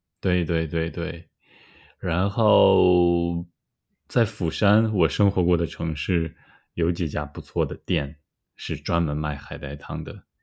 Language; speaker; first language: Chinese; native; Chinese